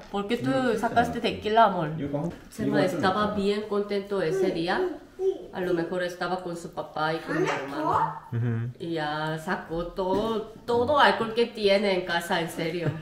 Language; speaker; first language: Spanish; non-native, fluent; Korean